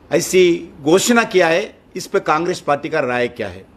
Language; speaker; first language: Hindi; non-native, local second language; Telugu